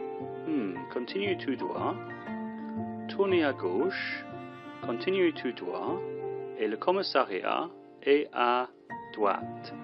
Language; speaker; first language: French; non-native, fluent; English